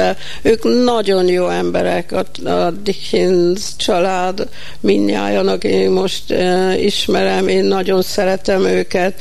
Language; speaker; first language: Hungarian; early bilingual, heritage; Hungarian